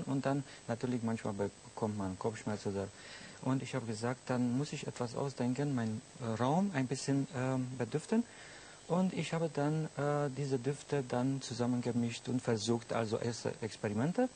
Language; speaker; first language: German; non-native, fluent; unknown